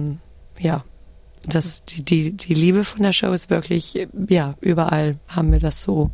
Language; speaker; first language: German; early bilingual, heritage; German